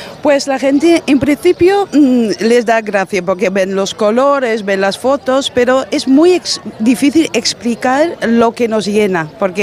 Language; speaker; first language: Spanish; non-native, fluent; Dutch